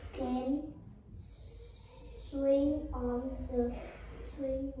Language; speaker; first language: English; non-native, learner; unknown